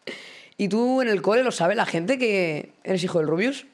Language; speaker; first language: Spanish; native; Spanish